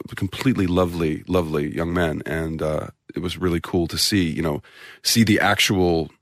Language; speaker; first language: English; native; English